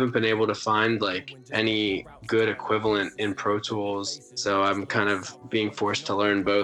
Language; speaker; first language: English; native; English